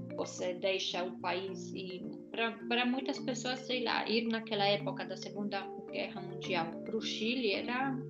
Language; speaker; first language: Portuguese; non-native, fluent; Polish